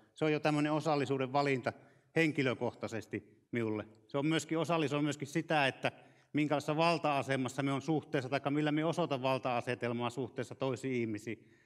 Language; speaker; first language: Finnish; native; Finnish